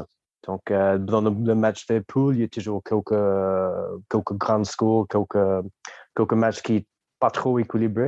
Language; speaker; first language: French; non-native, fluent; English